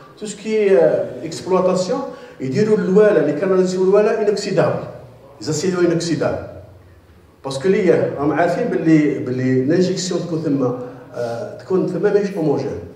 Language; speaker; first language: French; non-native, local second language; Arabic